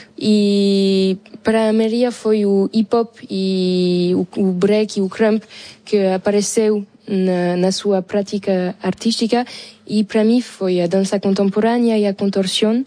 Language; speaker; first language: Portuguese; non-native, fluent; French